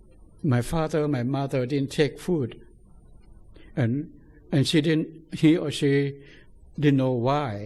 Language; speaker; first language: English; non-native, fluent; Thai